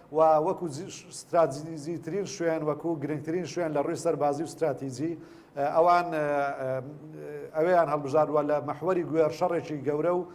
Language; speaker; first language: Central Kurdish; native; Central Kurdish